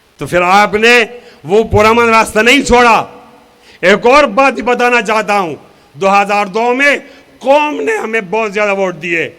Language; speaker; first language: Urdu; non-native, local second language; Pashto